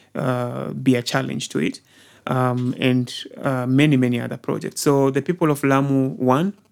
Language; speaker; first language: English; non-native, local second language; Swahili